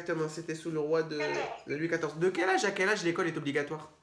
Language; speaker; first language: French; native; French